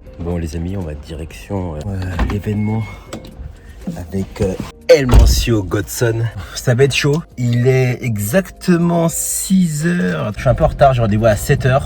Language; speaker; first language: French; native; French